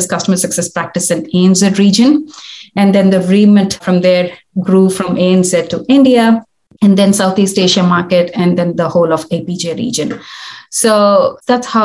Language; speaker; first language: English; non-native, local second language; Tamil